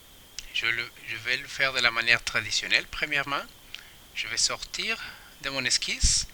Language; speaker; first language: French; non-native, fluent; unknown